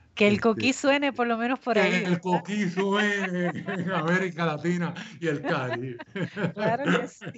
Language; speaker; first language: Spanish; native; Spanish